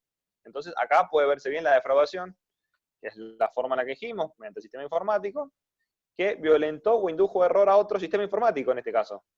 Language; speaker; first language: Spanish; native; Spanish